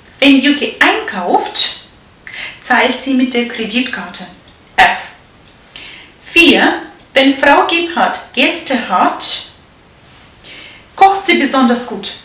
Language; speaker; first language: German; non-native, fluent; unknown